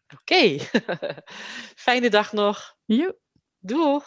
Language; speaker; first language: Dutch; native; Dutch